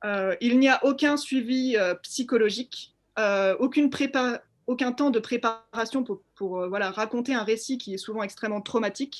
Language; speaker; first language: French; native; French